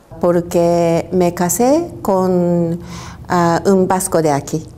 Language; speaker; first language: Spanish; non-native, learner; Japanese